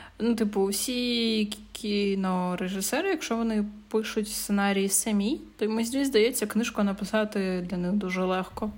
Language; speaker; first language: Ukrainian; native; Ukrainian